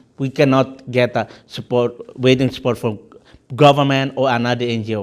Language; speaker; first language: English; non-native, fluent; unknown